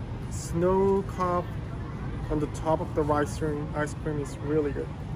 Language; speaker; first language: English; non-native, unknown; Korean